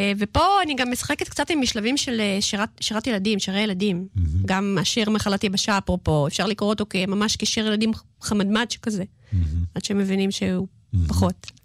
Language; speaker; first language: Hebrew; non-native, fluent; Russian